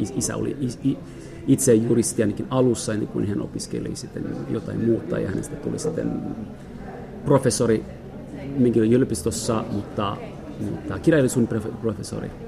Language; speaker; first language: Finnish; non-native, fluent; French